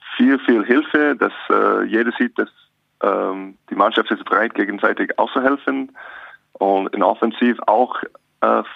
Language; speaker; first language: German; non-native, learner; English